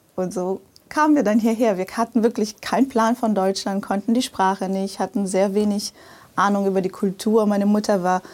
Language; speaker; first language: German; early bilingual, other home language; Portuguese